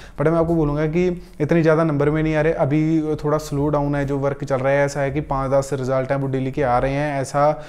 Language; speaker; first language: Hindi; non-native, local second language; Punjabi